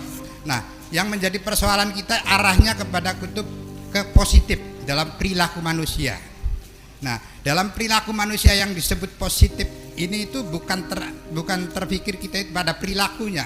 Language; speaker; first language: Indonesian; non-native, local second language; Javanese